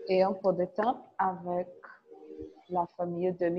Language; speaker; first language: French; non-native, learner; Portuguese